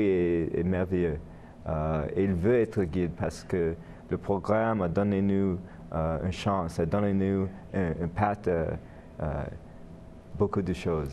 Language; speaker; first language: French; non-native, learner; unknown